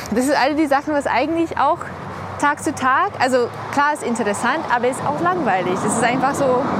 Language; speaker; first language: German; non-native, fluent; English